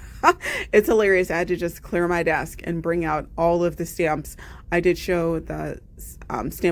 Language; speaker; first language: English; native; English